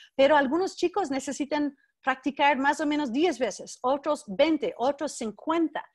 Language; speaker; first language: Spanish; non-native, fluent; English